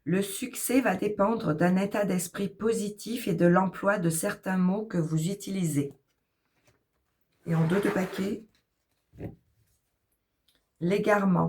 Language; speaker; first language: French; native; French